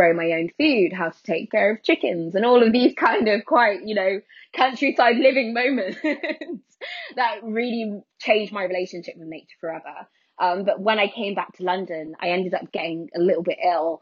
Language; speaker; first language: English; native; English